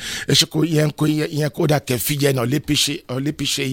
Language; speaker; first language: Hungarian; non-native, fluent; Yoruba